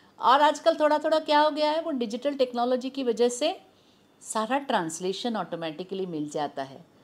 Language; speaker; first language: Hindi; non-native, local second language; Marathi